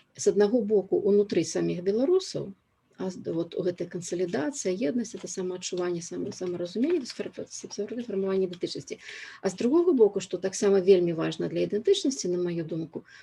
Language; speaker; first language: Belarusian; non-native, local second language; Russian